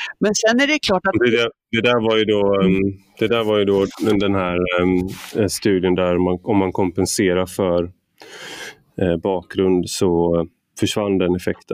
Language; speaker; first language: Swedish; native; Swedish